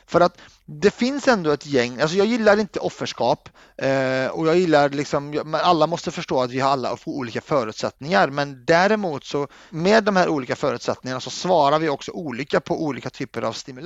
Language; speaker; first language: Swedish; early bilingual, other home language; Arabic